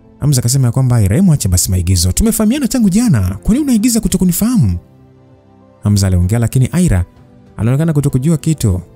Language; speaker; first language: Swahili; native; Swahili